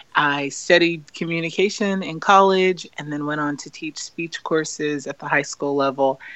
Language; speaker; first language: English; native; English